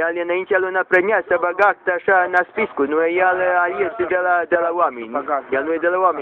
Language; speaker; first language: Romanian; early bilingual, heritage; Romanian